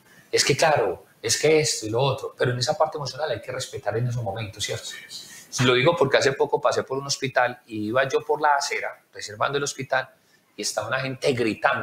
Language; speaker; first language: Spanish; native; Spanish